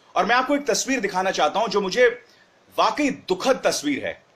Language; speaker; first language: Hindi; native; Hindi